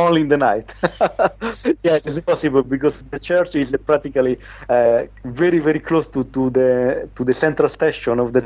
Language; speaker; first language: English; non-native, learner; Italian